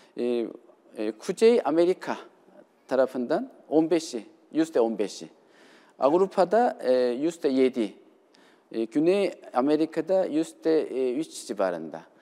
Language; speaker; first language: Turkish; non-native, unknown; Korean